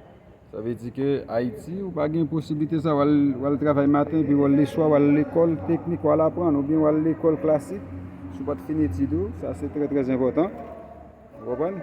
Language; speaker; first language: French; non-native, local second language; Haitian Creole